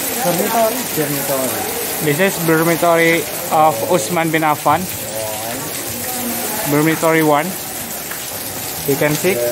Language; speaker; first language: English; non-native, learner; Indonesian